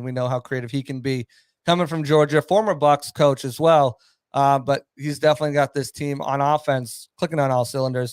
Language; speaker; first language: English; native; English